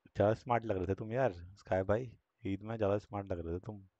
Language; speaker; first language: Hindi; native; Hindi